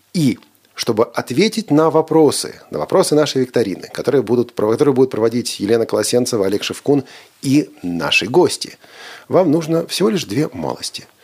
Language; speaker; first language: Russian; native; Russian